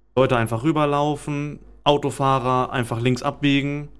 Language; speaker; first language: German; native; German